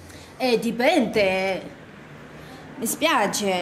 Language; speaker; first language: Italian; non-native, learner; Chinese